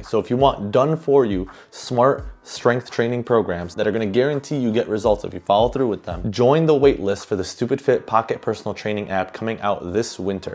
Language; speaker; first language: English; native; English